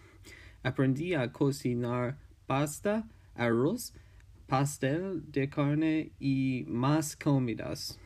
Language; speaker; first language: Spanish; non-native, learner; English